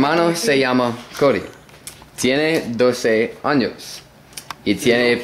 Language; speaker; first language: Spanish; non-native, learner; English